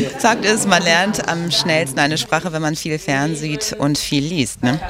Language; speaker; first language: German; native; German